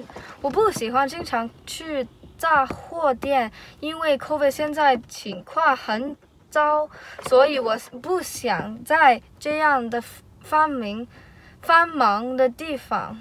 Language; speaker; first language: Chinese; non-native, learner; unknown